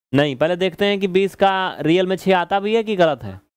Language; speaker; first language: Hindi; native; Hindi